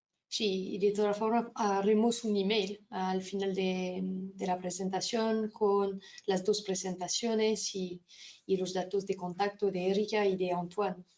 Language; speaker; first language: Spanish; non-native, fluent; French